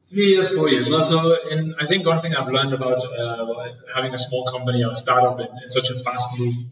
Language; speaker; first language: English; non-native, fluent; Danish